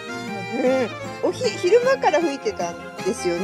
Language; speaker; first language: Japanese; native; Japanese